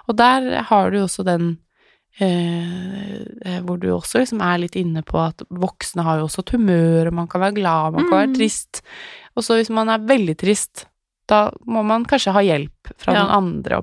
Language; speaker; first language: Norwegian; native; Norwegian